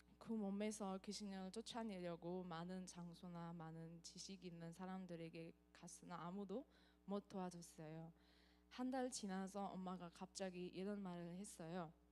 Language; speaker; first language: Korean; non-native, fluent; Nepali